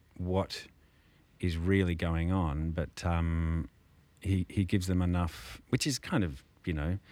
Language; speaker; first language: English; native; English